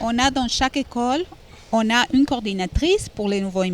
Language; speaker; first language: French; non-native, fluent; Spanish